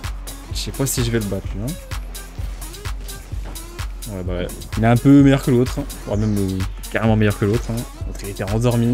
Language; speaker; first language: French; native; French